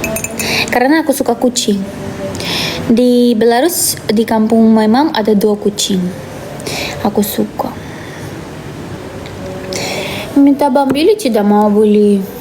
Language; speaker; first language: Indonesian; non-native, fluent; Russian